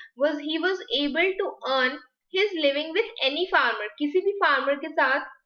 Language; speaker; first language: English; non-native, local second language; Hindi